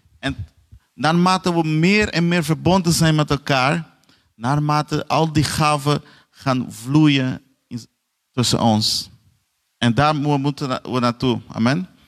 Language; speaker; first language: Dutch; non-native, fluent; Portuguese